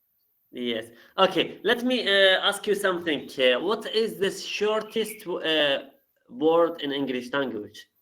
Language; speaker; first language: English; non-native, learner; Arabic